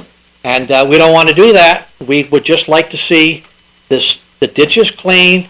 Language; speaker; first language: English; native; English